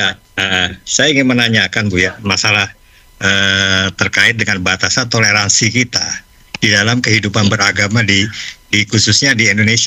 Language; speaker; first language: Indonesian; native; Indonesian